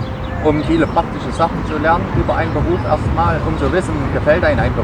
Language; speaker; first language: German; native; German